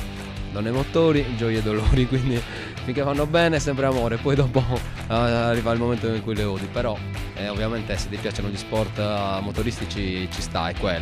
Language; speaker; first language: Italian; native; Italian